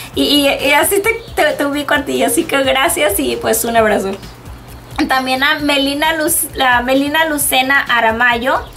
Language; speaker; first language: Spanish; early bilingual, heritage; Spanish